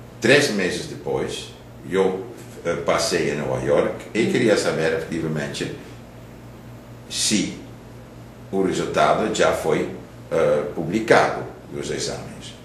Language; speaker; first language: Portuguese; non-native, fluent; Dutch